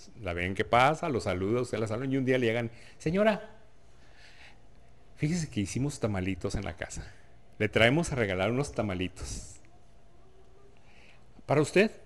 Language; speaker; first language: Spanish; native; Spanish